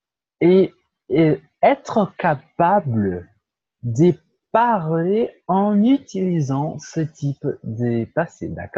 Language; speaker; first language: French; non-native, learner; Portuguese